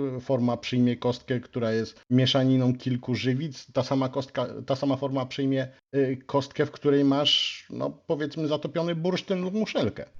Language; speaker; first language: Polish; native; Polish